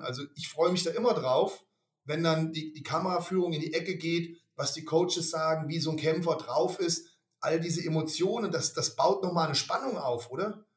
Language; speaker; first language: German; native; German